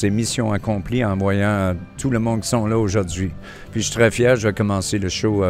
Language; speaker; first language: French; native; French